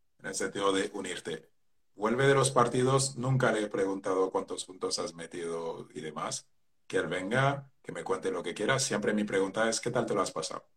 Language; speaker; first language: Spanish; non-native, fluent; Wolof